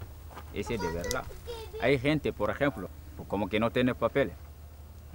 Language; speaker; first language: Spanish; non-native, learner; Wolof